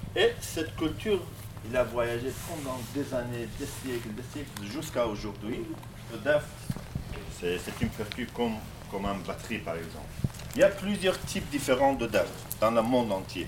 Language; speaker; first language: French; non-native, fluent; Kurdish